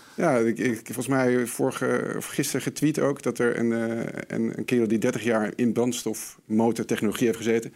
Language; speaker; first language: Dutch; native; Dutch